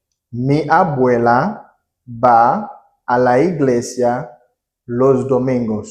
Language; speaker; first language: Spanish; non-native, learner; Haitian Creole